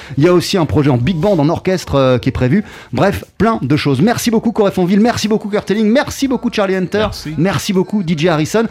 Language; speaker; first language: French; native; French